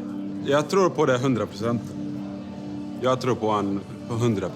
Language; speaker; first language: Swedish; non-native, learner; Arabic